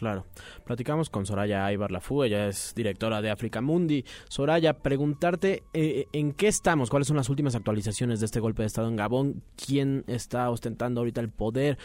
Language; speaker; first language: Spanish; native; Spanish